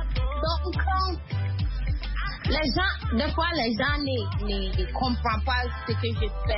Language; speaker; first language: French; non-native, learner; Akan